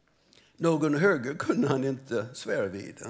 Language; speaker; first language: Swedish; non-native, fluent; English